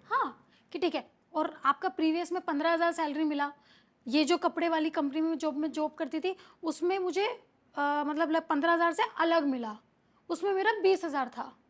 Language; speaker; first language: Hindi; native; Hindi